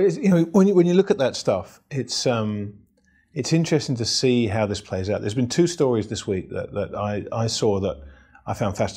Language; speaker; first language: English; native; English